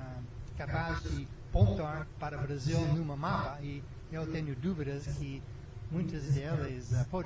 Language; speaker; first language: Portuguese; non-native, learner; English